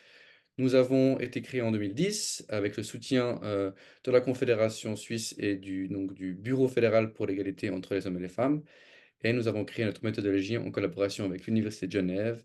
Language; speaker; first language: French; native; French